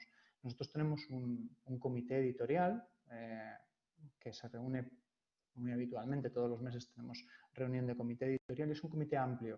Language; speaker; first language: Spanish; native; Spanish